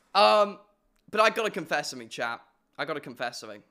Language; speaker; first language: English; native; English